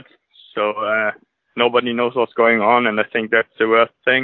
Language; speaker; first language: English; non-native, fluent; German